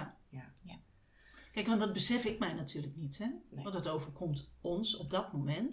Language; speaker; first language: Dutch; native; Dutch